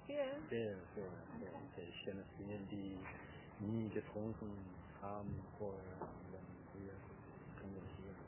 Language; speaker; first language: German; non-native, learner; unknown